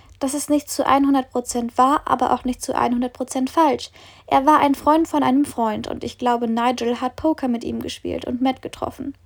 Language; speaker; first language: German; native; German